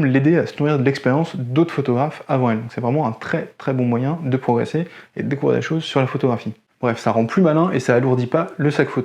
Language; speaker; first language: French; native; French